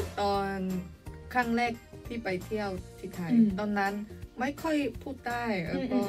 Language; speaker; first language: Thai; non-native, learner; Korean